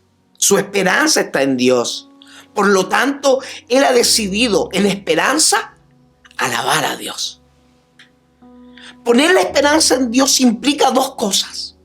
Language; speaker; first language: Spanish; native; Spanish